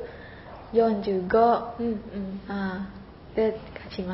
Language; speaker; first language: Japanese; non-native, learner; Indonesian